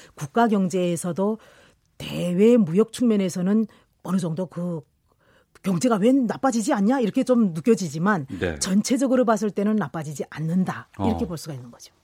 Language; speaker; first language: Korean; native; Korean